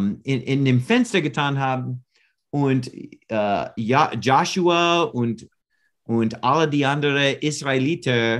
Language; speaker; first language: German; non-native, learner; English